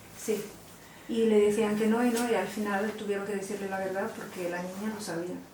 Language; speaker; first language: Spanish; non-native, fluent; Romanian